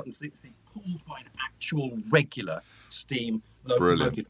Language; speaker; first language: English; native; English